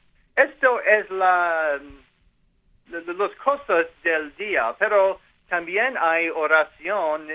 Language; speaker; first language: Spanish; non-native, learner; English